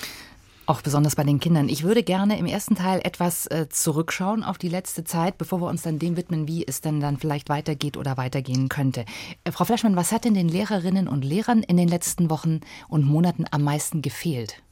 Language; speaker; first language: German; native; German